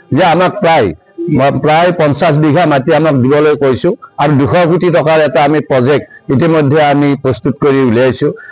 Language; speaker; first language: Assamese; native; Assamese